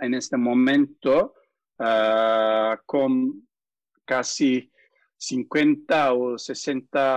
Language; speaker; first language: Spanish; non-native, learner; Turkish